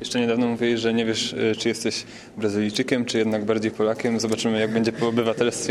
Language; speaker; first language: Polish; native; Polish